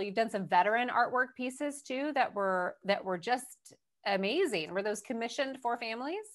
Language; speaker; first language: English; native; English